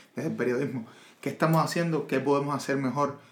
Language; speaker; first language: Spanish; native; Spanish